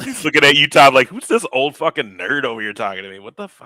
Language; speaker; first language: English; native; English